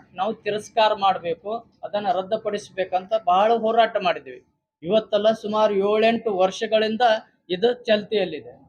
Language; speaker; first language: Kannada; non-native, local second language; Lambadi